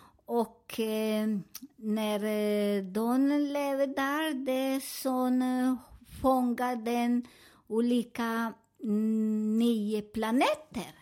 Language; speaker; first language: Swedish; non-native, learner; Spanish